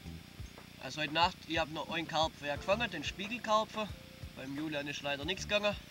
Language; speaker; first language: German; native; German